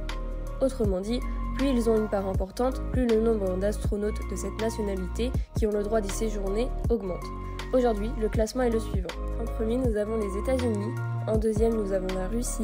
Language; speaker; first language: French; native; French